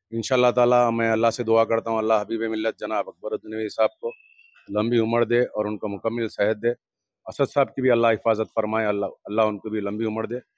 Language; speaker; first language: Urdu; native; Urdu